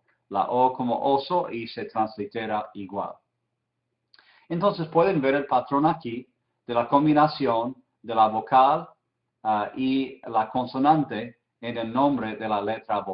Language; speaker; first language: Spanish; non-native, fluent; English